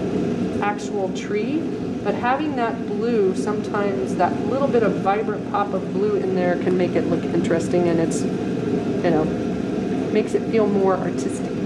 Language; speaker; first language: English; native; English